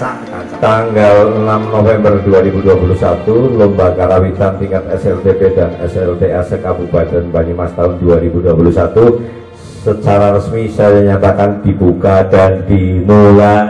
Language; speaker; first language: Indonesian; non-native, local second language; Javanese